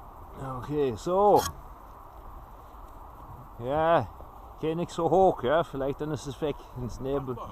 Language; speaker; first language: German; non-native, learner; English